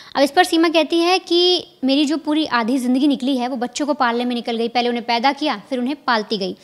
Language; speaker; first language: Hindi; native; Hindi